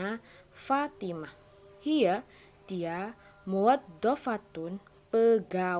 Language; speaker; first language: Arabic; non-native, fluent; Indonesian